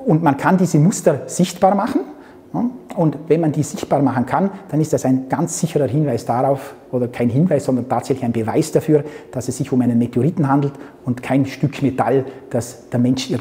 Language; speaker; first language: German; native; German